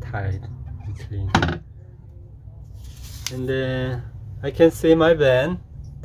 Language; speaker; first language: English; non-native, learner; Korean